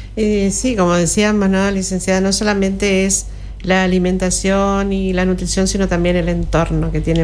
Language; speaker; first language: Spanish; native; Spanish